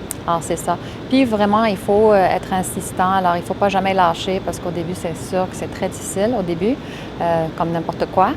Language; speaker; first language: French; early bilingual, other home language; Arabic